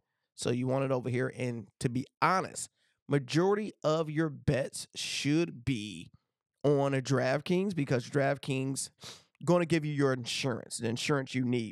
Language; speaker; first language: English; native; English